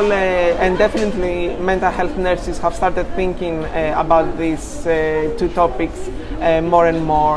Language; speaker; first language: English; non-native, fluent; Greek